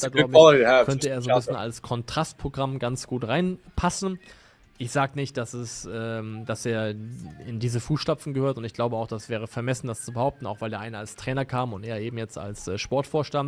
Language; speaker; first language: German; native; German